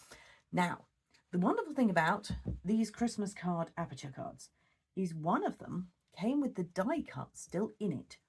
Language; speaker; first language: English; native; English